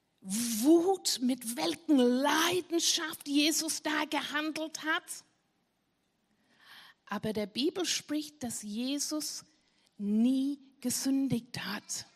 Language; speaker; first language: German; non-native, fluent; English